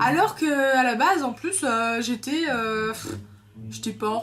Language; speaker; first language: French; native; French